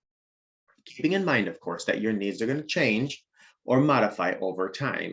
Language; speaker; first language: English; native; English